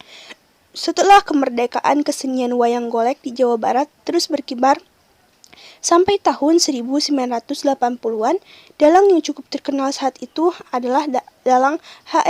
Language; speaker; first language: Indonesian; native; Indonesian